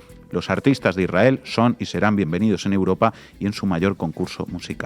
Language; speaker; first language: Spanish; native; Spanish